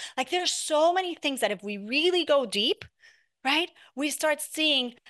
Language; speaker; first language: English; non-native, fluent; Spanish